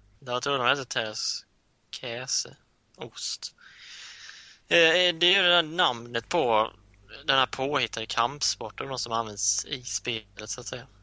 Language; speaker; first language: Swedish; native; Swedish